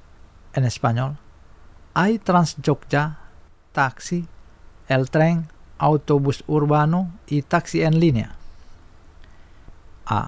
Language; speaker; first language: Spanish; non-native, fluent; Indonesian